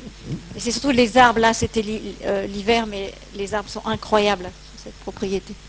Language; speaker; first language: French; native; French